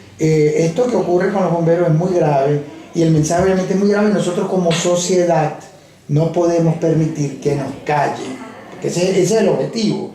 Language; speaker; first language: Spanish; native; Spanish